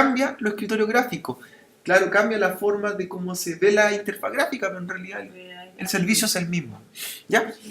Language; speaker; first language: Spanish; native; Spanish